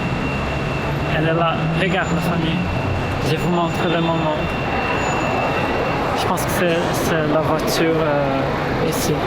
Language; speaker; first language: French; non-native, fluent; Portuguese